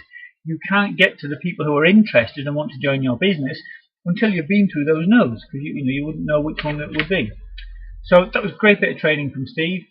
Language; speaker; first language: English; native; English